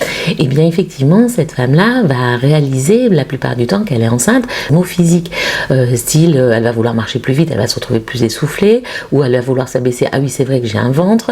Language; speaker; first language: French; native; French